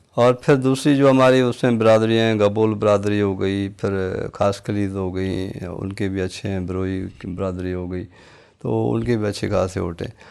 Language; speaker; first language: Urdu; non-native, local second language; Sindhi